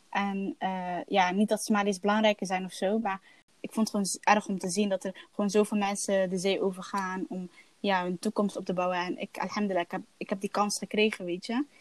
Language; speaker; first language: Dutch; early bilingual, other home language; Somali